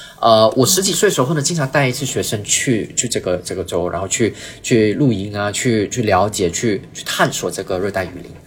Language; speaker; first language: Chinese; early bilingual, heritage; Chinese